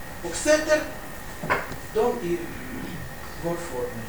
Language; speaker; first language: Swedish; non-native, fluent; Russian